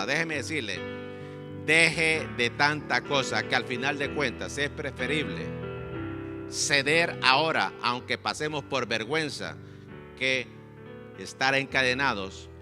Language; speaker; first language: Spanish; native; Spanish